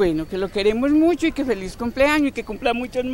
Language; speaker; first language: Spanish; native; Spanish